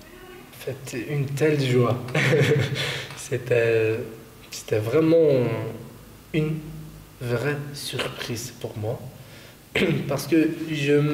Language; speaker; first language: French; non-native, fluent; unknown